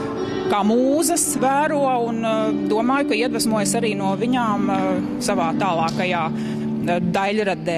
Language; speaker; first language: Latvian; native; Latvian